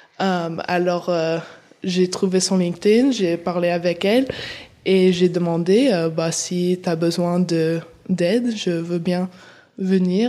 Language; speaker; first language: French; early bilingual, heritage; English